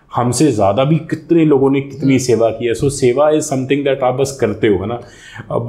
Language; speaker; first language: Hindi; native; Hindi